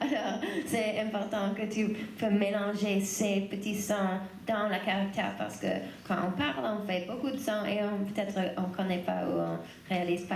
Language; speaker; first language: French; non-native, learner; English